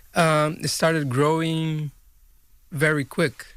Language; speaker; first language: English; non-native, fluent; Portuguese